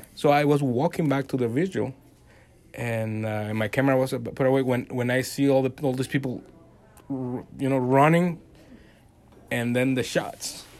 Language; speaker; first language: English; non-native, fluent; Spanish